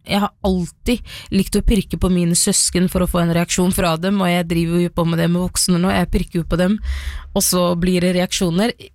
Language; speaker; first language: Norwegian; early bilingual, other home language; Somali